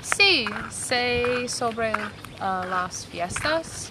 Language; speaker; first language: Spanish; non-native, learner; English